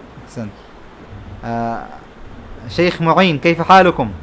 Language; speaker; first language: Arabic; non-native, fluent; Bangla